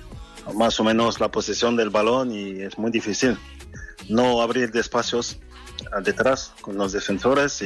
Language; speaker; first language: Spanish; non-native, fluent; French